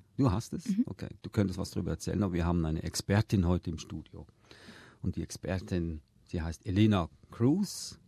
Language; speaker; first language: German; native; German